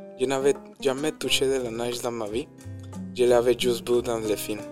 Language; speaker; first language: French; non-native, learner; Spanish